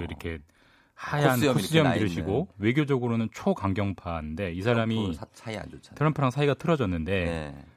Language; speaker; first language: Korean; native; Korean